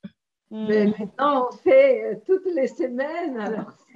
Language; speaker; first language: French; non-native, fluent; Portuguese